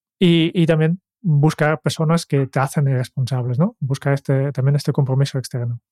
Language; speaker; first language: Spanish; non-native, fluent; Dutch